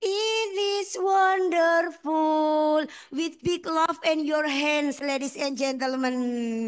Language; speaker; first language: English; non-native, fluent; Indonesian